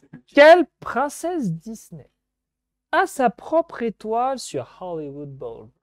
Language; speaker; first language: French; native; French